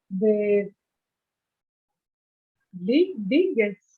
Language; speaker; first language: English; non-native, learner; Portuguese